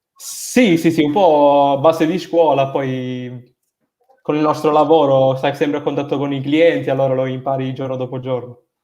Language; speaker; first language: Italian; native; Italian